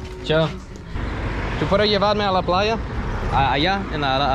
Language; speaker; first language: Spanish; non-native, learner; English